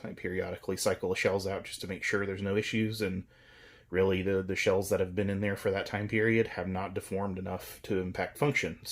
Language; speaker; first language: English; native; English